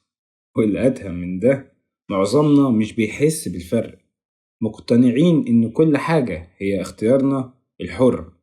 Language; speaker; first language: Arabic; native; Arabic